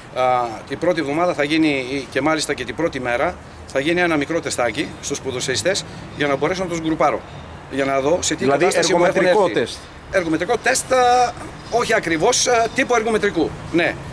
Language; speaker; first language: Greek; early bilingual, heritage; Bulgarian